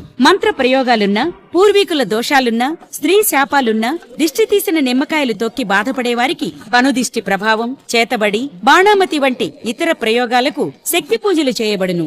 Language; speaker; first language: Telugu; native; Telugu